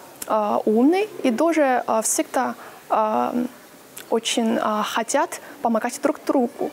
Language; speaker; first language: Russian; non-native, fluent; Chinese